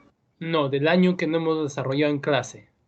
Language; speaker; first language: Spanish; native; Spanish